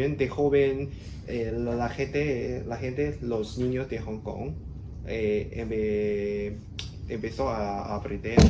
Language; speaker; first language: Spanish; non-native, learner; Cantonese